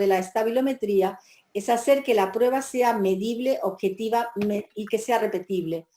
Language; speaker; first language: Spanish; native; Spanish